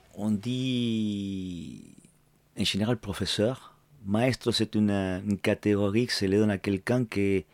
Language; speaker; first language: French; non-native, fluent; Spanish